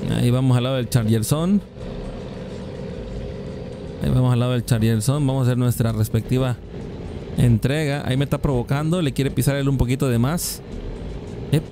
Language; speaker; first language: Spanish; native; Spanish